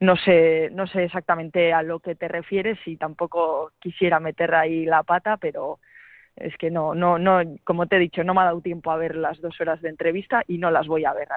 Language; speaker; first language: Spanish; native; Spanish